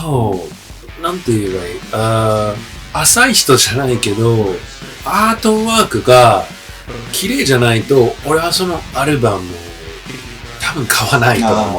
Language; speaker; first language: Japanese; non-native, fluent; English